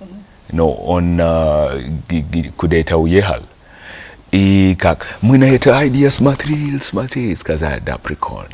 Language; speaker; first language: Russian; non-native, learner; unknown